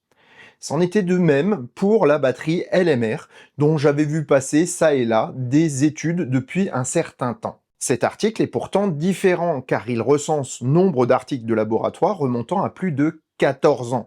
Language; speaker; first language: French; native; French